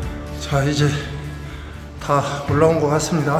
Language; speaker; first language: Korean; native; Korean